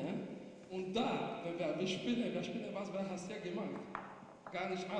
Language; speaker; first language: German; non-native, learner; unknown